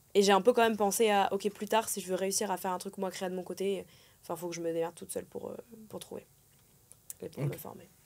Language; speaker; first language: French; native; French